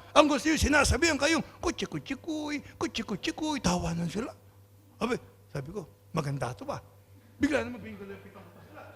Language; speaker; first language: Filipino; non-native, local second language; Pampanga